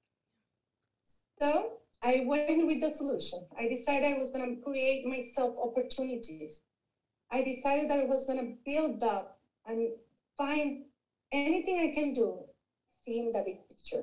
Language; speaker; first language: English; non-native, fluent; Spanish